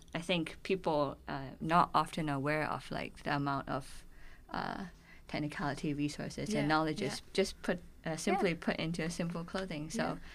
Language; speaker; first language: English; non-native, local second language; Cantonese